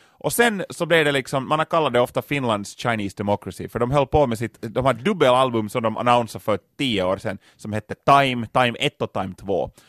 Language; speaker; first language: Swedish; native; Swedish